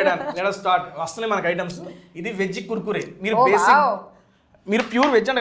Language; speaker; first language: Telugu; native; Telugu